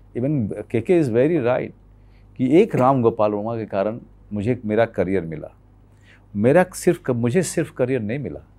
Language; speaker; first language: Hindi; native; Hindi